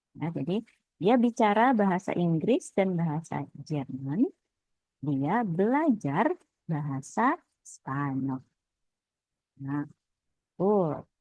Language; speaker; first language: Indonesian; native; Indonesian